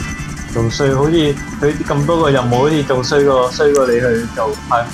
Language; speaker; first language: Chinese; native; Chinese